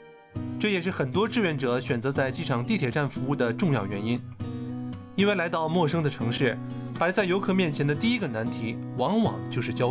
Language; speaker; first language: Chinese; native; Chinese